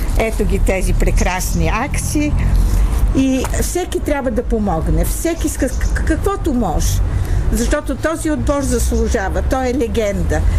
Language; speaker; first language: Bulgarian; native; Bulgarian